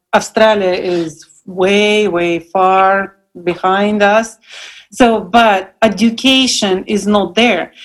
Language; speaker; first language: English; non-native, fluent; Russian